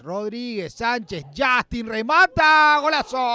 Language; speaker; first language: Spanish; native; Spanish